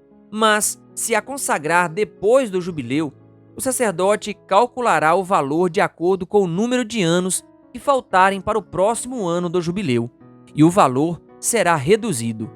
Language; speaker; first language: Portuguese; native; Portuguese